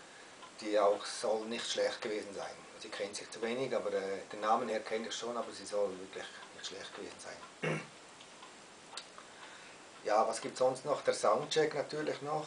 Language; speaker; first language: German; native; German